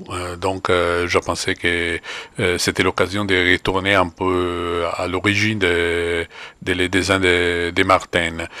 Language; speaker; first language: French; non-native, fluent; Italian